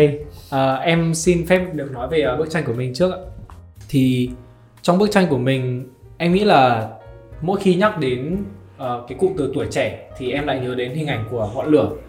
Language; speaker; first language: Vietnamese; native; Vietnamese